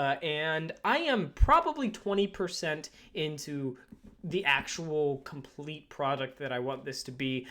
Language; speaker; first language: English; native; English